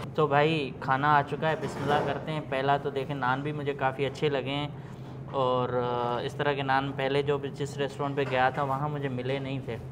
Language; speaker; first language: Urdu; non-native, local second language; Sindhi